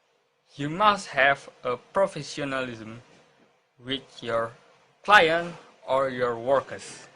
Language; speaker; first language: English; non-native, learner; Indonesian